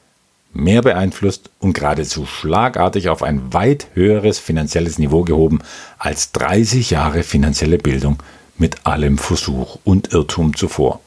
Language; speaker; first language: German; native; German